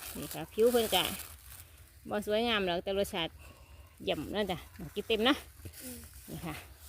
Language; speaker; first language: Thai; native; Thai